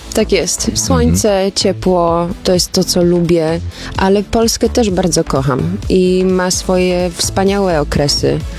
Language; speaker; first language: Polish; early bilingual, heritage; Polish